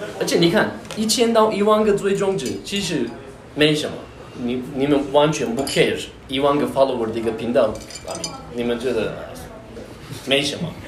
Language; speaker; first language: Chinese; non-native, fluent; Turkish